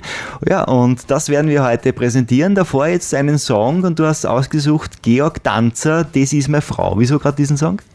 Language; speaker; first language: German; native; German